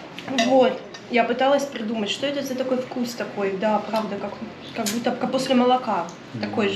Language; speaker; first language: Russian; native; Russian